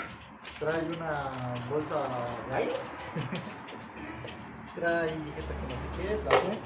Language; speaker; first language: Spanish; native; Spanish